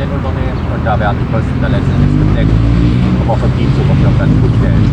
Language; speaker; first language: German; native; German